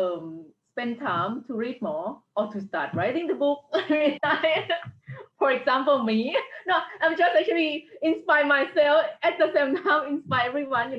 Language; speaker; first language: English; non-native, fluent; Thai